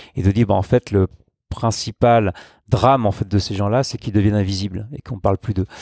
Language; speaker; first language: French; native; French